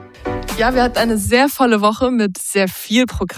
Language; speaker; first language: German; native; German